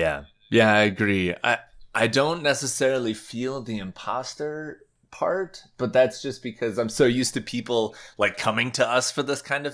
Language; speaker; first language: English; native; English